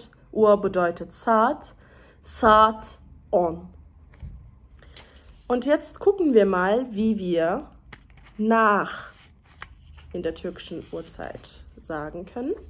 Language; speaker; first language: German; early bilingual, other home language; Turkish